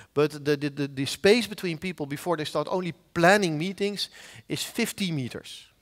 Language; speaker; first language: English; non-native, fluent; Dutch